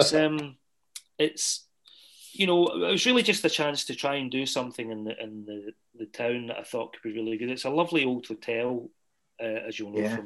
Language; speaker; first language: English; native; English